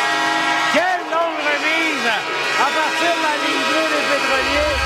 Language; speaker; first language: French; native; French